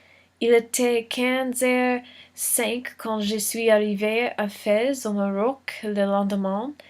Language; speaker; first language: French; non-native, learner; English